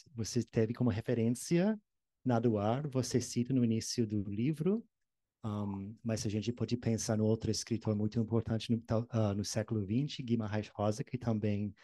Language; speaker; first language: Portuguese; non-native, fluent; English